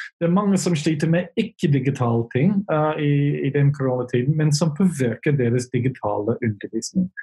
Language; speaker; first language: Norwegian; non-native, fluent; English